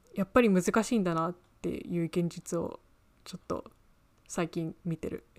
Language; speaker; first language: Japanese; early bilingual, heritage; Japanese